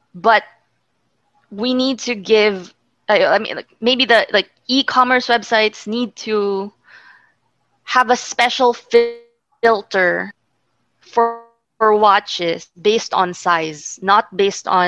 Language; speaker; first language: English; non-native, local second language; Filipino